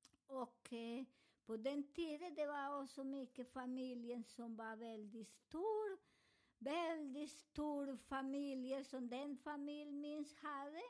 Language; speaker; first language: Swedish; non-native, learner; Spanish